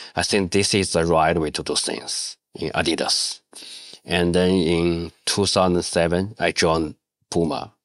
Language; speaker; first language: English; non-native, learner; Chinese